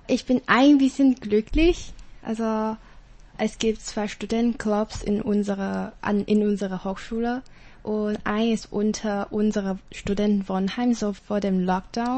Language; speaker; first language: German; non-native, learner; Chinese